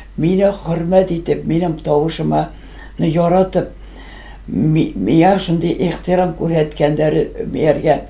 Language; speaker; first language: Tatar; non-native, local second language; Bashkir